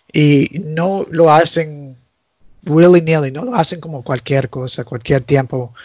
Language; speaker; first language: Spanish; early bilingual, heritage; Spanish